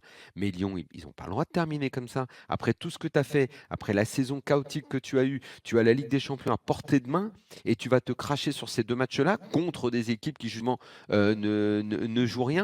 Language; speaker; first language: French; native; French